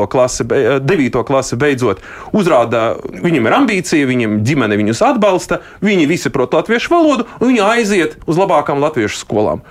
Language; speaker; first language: Latvian; non-native, local second language; Russian